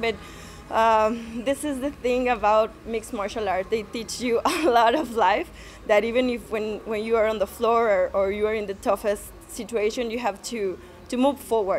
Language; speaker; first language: English; non-native, fluent; Spanish